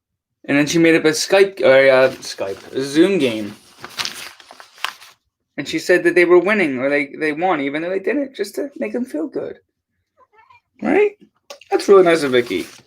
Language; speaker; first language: English; native; English